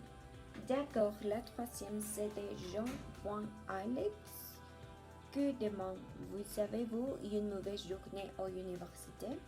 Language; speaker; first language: French; non-native, learner; Spanish